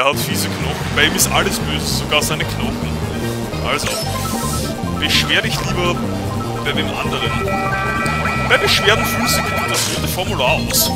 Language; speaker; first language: German; native; German